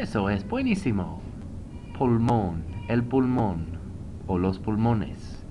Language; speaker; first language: Spanish; non-native, fluent; English